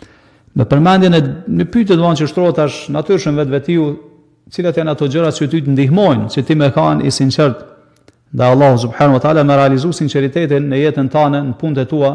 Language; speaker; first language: Albanian; native; Albanian